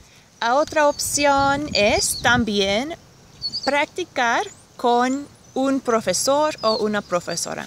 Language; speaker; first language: Spanish; non-native, fluent; English